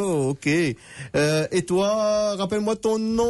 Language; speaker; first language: French; native; French